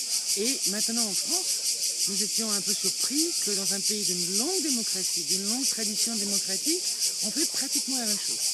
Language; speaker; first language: French; non-native, fluent; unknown